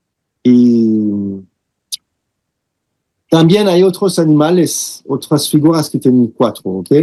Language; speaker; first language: Spanish; non-native, fluent; French